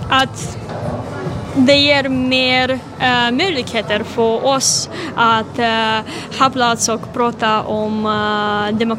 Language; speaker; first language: Swedish; non-native, learner; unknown